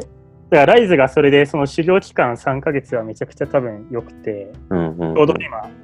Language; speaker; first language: Japanese; native; Japanese